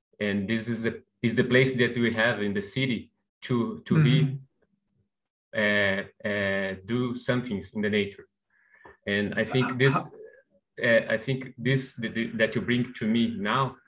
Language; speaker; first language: English; non-native, learner; Portuguese